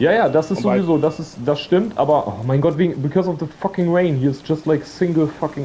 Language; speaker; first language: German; native; German